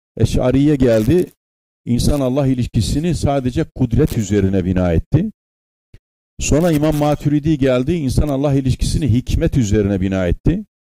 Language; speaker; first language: Turkish; native; Turkish